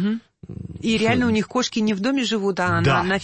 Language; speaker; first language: Russian; native; Russian